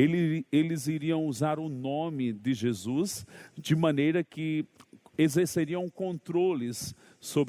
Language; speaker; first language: Portuguese; native; Portuguese